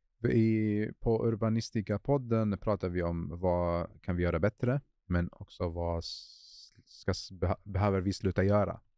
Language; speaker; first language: Swedish; non-native, fluent; Arabic